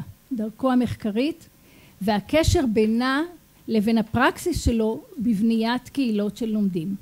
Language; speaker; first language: Hebrew; native; Hebrew